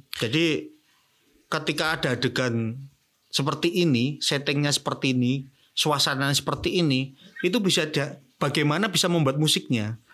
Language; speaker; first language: Indonesian; non-native, local second language; Javanese